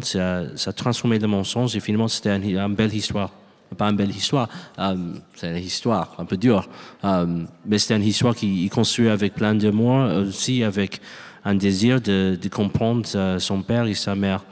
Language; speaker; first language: French; non-native, learner; English